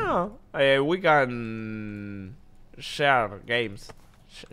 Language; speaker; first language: English; non-native, learner; Spanish